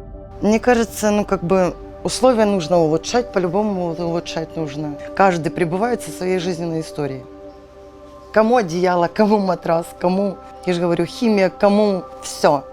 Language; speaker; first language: Russian; native; Russian